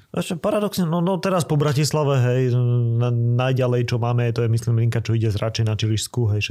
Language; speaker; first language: Slovak; native; Slovak